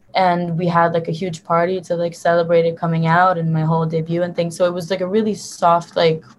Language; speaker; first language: English; early bilingual, other home language; Hebrew